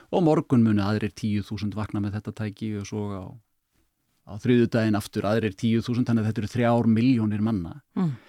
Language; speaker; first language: Icelandic; native; Icelandic